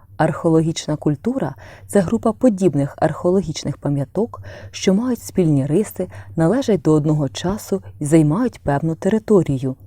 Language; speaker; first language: Ukrainian; native; Ukrainian